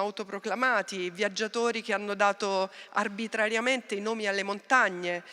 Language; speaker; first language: Italian; native; Italian